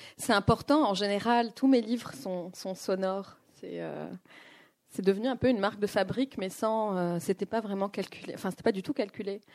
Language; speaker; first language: French; non-native, local second language; Arabic